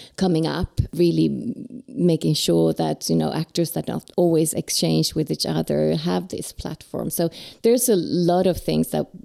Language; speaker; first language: English; non-native, fluent; Swedish